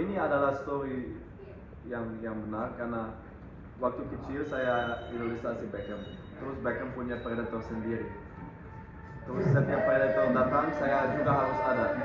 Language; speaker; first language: Indonesian; non-native, fluent; Dutch